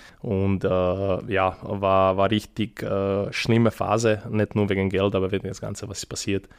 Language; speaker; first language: German; non-native, fluent; Serbian